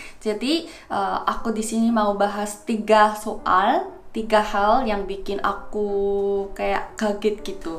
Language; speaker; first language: Indonesian; non-native, fluent; Korean